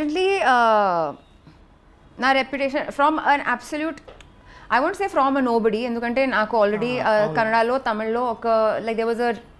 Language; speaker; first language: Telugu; non-native, fluent; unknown